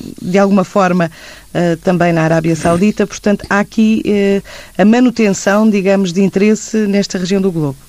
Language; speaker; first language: Portuguese; native; Portuguese